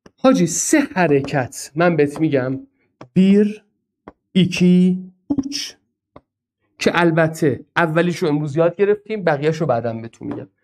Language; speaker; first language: Persian; non-native, local second language; Azerbaijani